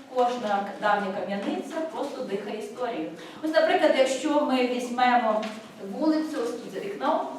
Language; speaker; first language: Ukrainian; native; Ukrainian